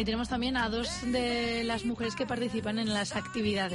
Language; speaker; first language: Spanish; native; Spanish